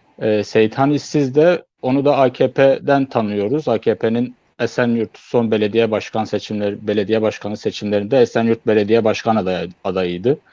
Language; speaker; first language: Turkish; native; Turkish